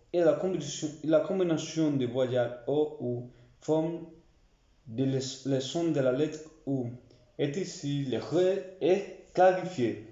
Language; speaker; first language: French; non-native, learner; Spanish